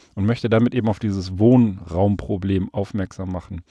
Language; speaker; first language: German; native; German